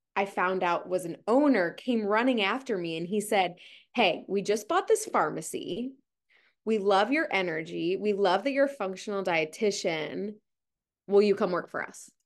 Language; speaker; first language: English; native; English